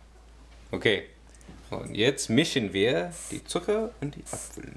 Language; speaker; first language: German; non-native, learner; English